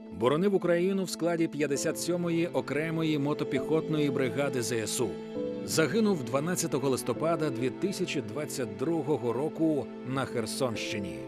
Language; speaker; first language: Ukrainian; native; Ukrainian